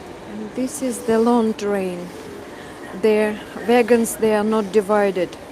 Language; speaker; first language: English; non-native, fluent; Russian